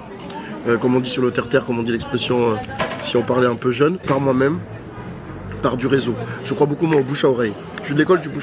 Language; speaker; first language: French; native; French